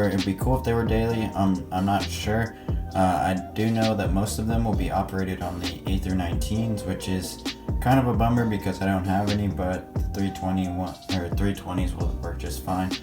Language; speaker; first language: English; native; English